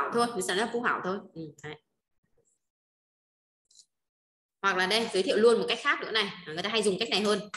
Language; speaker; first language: Vietnamese; native; Vietnamese